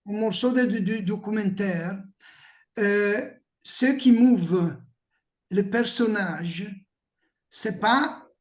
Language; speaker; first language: French; non-native, learner; Italian